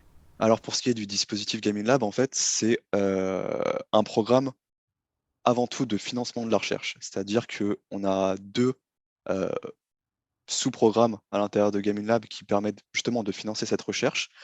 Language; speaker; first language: French; native; French